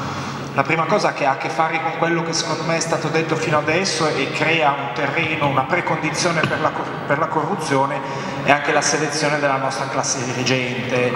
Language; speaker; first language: Italian; native; Italian